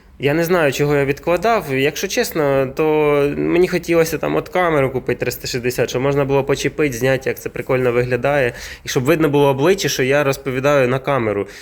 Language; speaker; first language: Ukrainian; native; Ukrainian